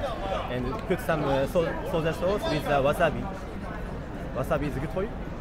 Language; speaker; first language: English; non-native, learner; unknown